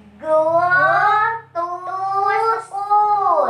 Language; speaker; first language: English; non-native, learner; Indonesian